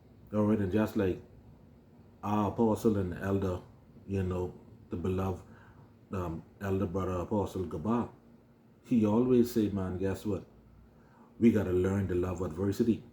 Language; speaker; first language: English; native; English